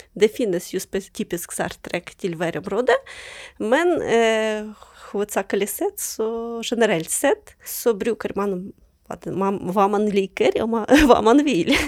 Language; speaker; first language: Norwegian; non-native, fluent; Ukrainian